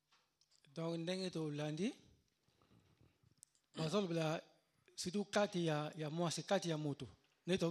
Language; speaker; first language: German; non-native, learner; Lingala